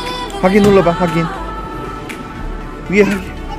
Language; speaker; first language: Korean; native; Korean